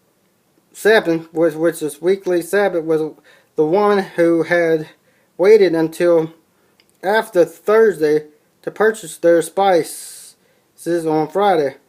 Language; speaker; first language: English; native; English